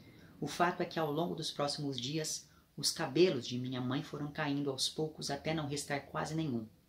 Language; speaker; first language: Portuguese; native; Portuguese